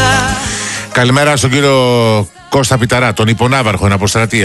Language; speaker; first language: Greek; native; Greek